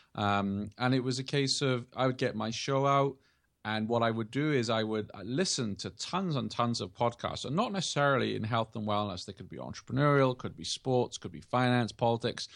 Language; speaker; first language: English; native; English